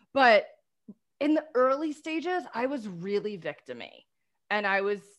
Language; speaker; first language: English; native; English